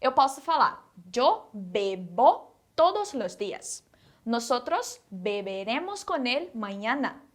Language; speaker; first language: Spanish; non-native, fluent; Portuguese